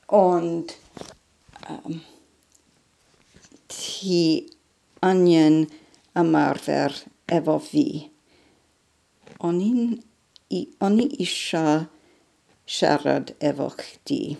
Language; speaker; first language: Welsh; non-native, learner; English